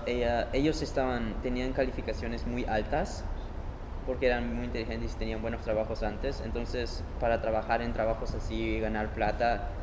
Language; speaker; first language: Spanish; early bilingual, heritage; Spanish